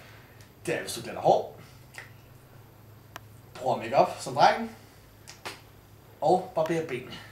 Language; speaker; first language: Danish; early bilingual, other home language; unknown